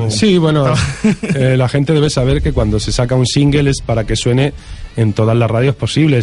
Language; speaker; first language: Spanish; native; Spanish